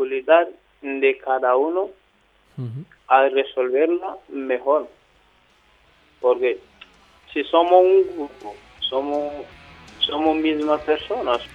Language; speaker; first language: Spanish; non-native, learner; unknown